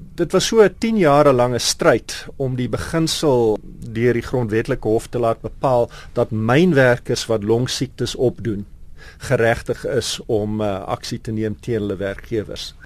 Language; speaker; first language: Afrikaans; non-native, local second language; English